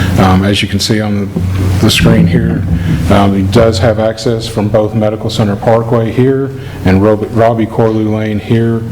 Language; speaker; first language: English; native; English